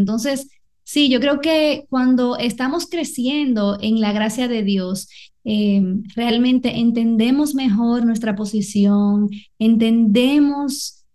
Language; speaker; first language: Spanish; native; Spanish